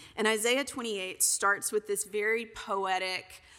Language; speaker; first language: English; native; English